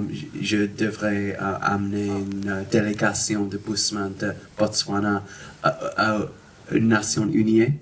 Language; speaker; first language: French; non-native, fluent; English